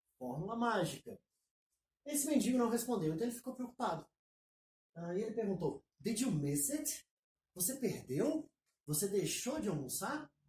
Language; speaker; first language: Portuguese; native; Portuguese